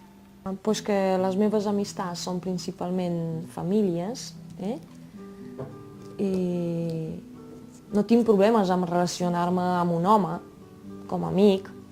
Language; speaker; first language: Catalan; non-native, fluent; Romanian